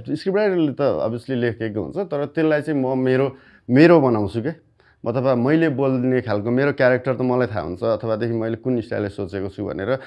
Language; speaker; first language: Nepali; native; Nepali